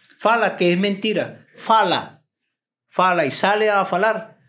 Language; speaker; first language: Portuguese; non-native, learner; Spanish